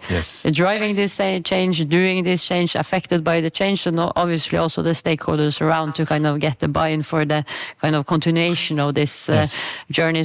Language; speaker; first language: English; non-native, fluent; Norwegian